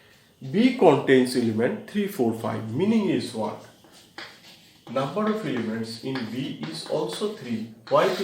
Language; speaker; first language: English; non-native, local second language; Bangla